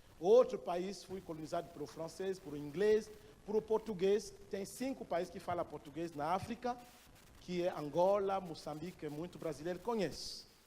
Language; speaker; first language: Portuguese; non-native, fluent; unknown